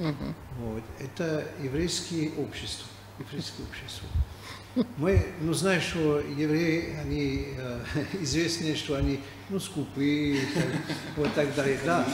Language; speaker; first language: Russian; non-native, fluent; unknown